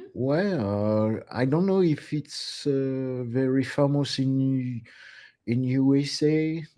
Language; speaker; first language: English; non-native, learner; French